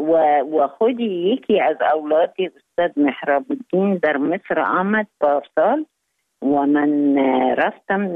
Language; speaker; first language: Persian; non-native, learner; Arabic